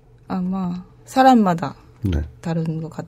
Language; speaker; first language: Korean; non-native, learner; Japanese